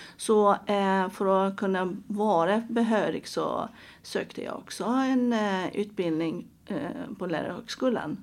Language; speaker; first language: Swedish; non-native, fluent; Persian